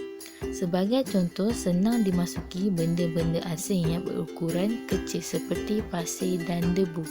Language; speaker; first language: Malay; native; Malay